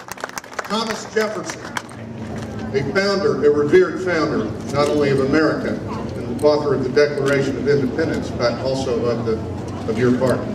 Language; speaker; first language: English; native; English